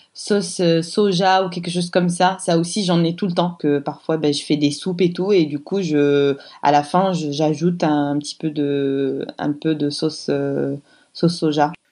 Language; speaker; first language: French; non-native, local second language; Arabic